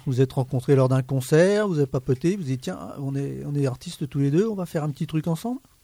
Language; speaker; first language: French; native; French